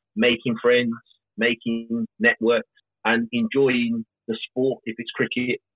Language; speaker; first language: English; native; English